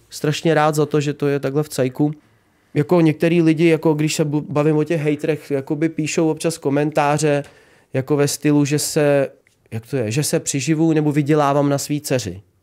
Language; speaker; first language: Czech; early bilingual, other home language; Ukrainian